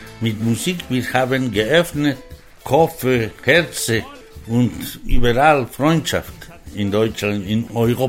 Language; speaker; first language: German; non-native, learner; Spanish